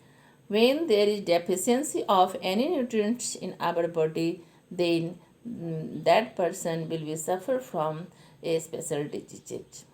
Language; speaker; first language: English; non-native, local second language; Hindi